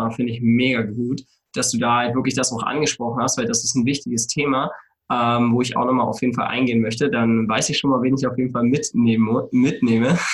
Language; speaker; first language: German; native; German